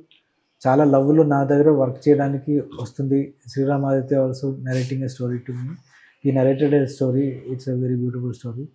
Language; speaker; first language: Telugu; non-native, learner; Malayalam